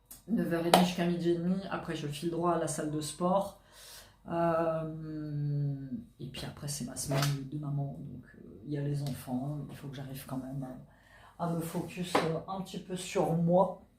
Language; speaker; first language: French; native; French